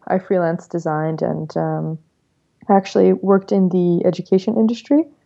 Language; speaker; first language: English; native; English